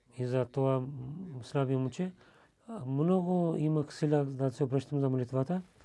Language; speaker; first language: Bulgarian; non-native, learner; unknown